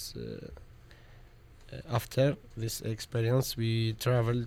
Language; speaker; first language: English; non-native, learner; Arabic